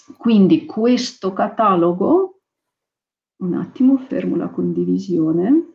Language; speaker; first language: Italian; non-native, fluent; Russian